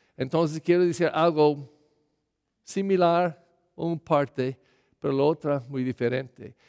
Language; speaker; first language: Spanish; non-native, learner; English